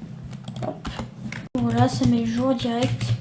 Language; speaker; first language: French; native; French